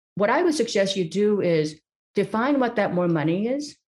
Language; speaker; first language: English; early bilingual, other home language; Korean